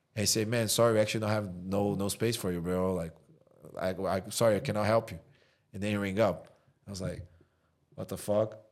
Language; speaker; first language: English; non-native, fluent; Portuguese